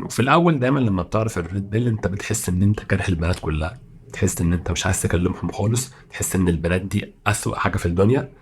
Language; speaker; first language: Arabic; native; Arabic